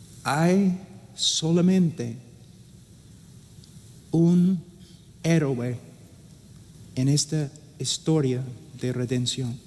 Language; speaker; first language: Spanish; non-native, fluent; English